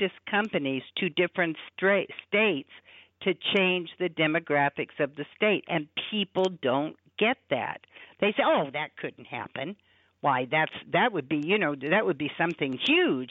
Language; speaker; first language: English; native; English